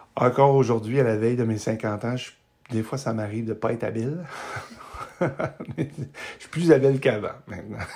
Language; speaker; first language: French; native; French